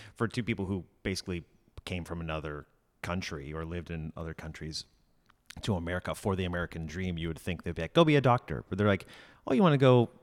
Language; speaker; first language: English; native; English